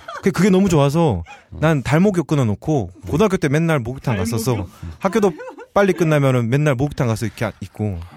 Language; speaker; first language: Korean; native; Korean